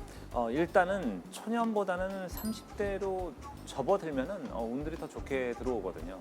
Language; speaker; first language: Korean; native; Korean